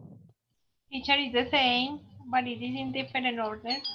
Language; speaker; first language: English; non-native, learner; Spanish